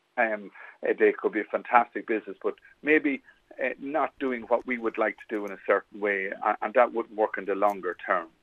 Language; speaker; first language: English; native; English